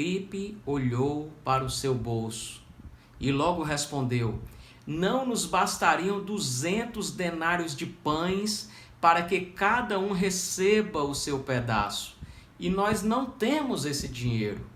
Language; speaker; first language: Portuguese; native; Portuguese